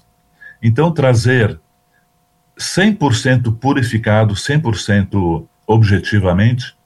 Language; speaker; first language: Portuguese; native; Portuguese